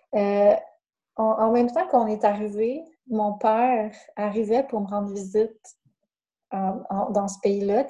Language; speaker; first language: French; native; French